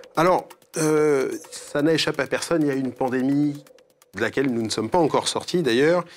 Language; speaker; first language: French; native; French